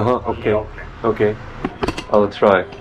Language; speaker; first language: English; non-native, learner; Korean